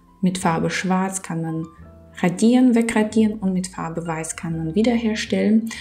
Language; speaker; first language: German; non-native, fluent; Ukrainian